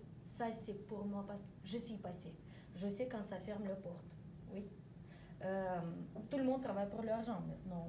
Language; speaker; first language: French; non-native, learner; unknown